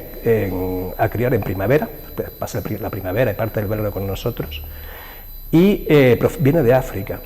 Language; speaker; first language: Spanish; native; Spanish